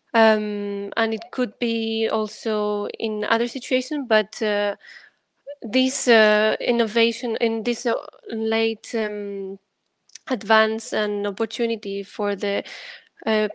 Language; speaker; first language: English; non-native, fluent; Greek